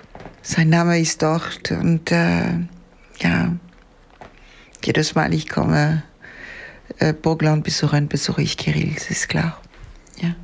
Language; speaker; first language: German; non-native, fluent; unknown